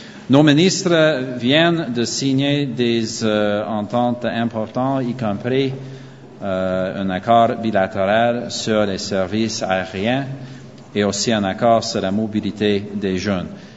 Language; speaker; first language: French; non-native, fluent; English